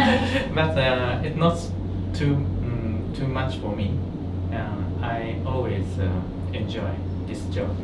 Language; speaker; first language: English; non-native, learner; Japanese